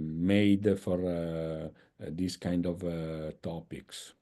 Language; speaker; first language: English; non-native, fluent; Italian